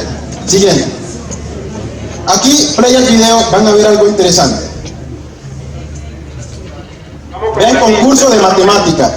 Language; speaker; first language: Spanish; native; Spanish